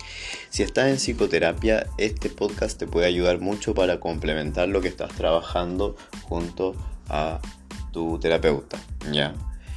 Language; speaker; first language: Spanish; native; Spanish